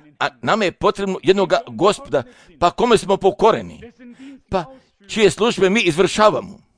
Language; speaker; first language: Croatian; non-native, fluent; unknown